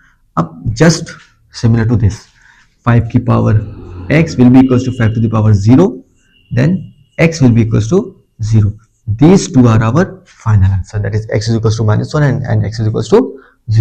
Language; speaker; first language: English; non-native, local second language; Hindi